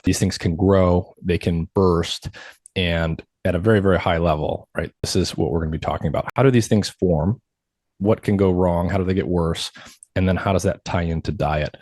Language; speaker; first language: English; native; English